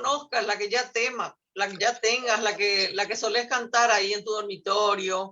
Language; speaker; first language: Spanish; native; Spanish